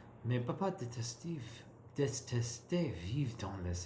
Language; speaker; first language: French; non-native, learner; English